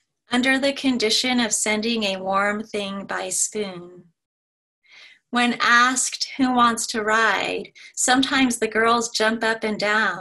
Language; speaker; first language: English; native; English